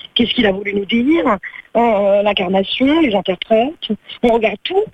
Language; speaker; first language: French; native; French